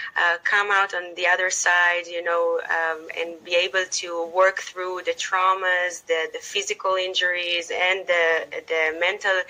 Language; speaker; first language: English; non-native, fluent; Hebrew